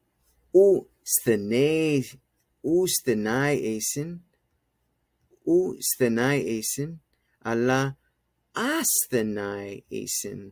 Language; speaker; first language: Greek; non-native, fluent; English